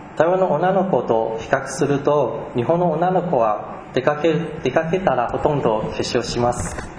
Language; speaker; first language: Japanese; non-native, fluent; Chinese